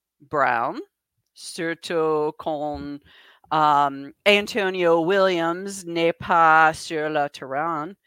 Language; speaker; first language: French; non-native, learner; English